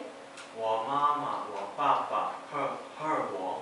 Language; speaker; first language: Chinese; non-native, learner; English